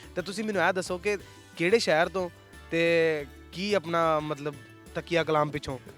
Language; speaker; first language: Punjabi; native; Punjabi